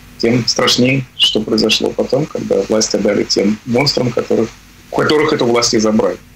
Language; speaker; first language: Russian; native; Russian